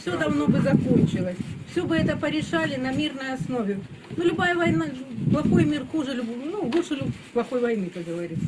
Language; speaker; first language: Russian; native; Russian